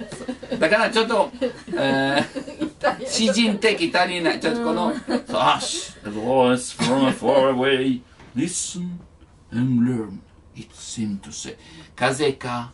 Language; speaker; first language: Japanese; non-native, learner; Italian